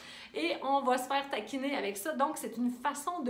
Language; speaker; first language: French; native; French